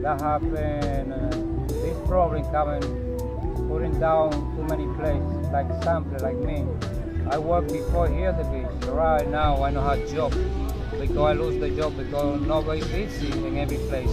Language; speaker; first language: English; non-native, learner; Spanish